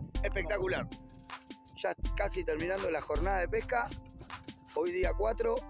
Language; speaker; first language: Spanish; native; Spanish